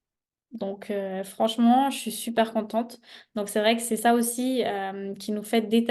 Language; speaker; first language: French; native; French